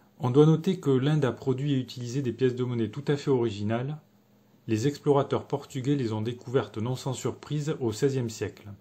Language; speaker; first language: French; native; French